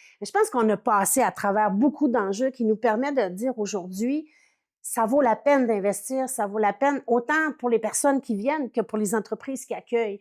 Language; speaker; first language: French; native; French